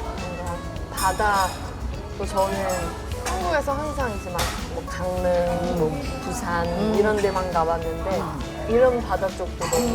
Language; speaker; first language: Korean; non-native, fluent; English